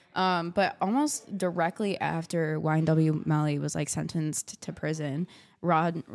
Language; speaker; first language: English; native; English